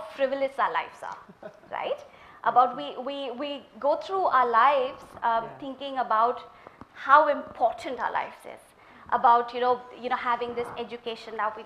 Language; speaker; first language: English; non-native, local second language; Malayalam